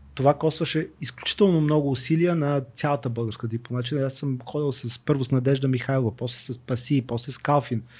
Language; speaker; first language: Bulgarian; native; Bulgarian